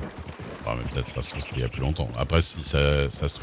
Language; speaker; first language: French; native; French